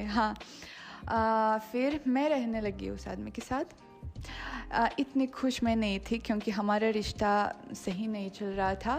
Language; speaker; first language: Hindi; non-native, fluent; Russian